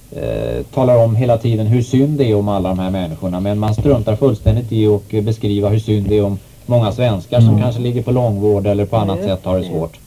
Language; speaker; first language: Swedish; native; Swedish